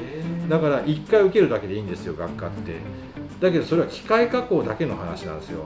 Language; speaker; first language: Japanese; native; Japanese